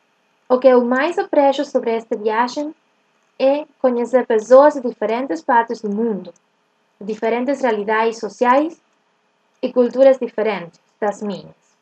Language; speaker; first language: Portuguese; non-native, learner; Spanish